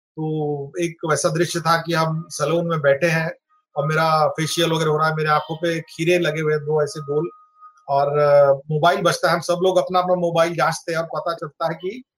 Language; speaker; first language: Hindi; non-native, local second language; Marathi